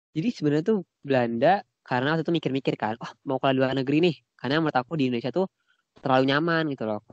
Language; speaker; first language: Indonesian; native; Indonesian